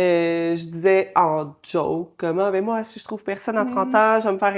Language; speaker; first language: French; native; French